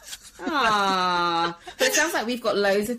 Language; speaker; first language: English; native; English